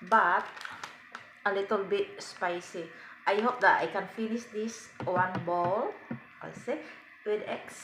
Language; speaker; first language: English; non-native, learner; Cebuano